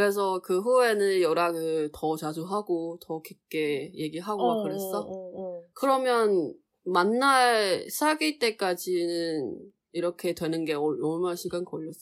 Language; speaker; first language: Korean; non-native, learner; Chinese